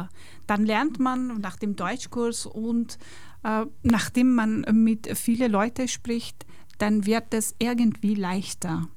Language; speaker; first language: German; non-native, fluent; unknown